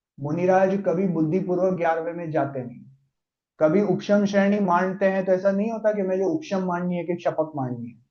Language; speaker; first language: Hindi; non-native, local second language; Gujarati